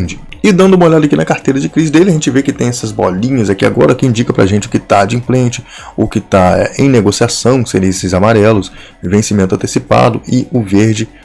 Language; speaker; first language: Portuguese; native; Portuguese